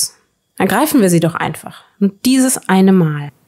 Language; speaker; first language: German; native; German